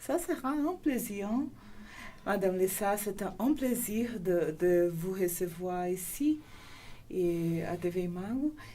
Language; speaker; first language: French; non-native, learner; Portuguese